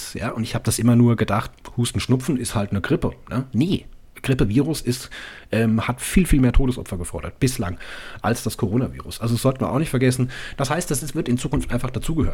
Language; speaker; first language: German; native; German